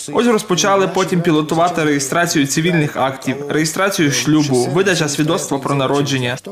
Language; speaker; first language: Ukrainian; non-native, fluent; Georgian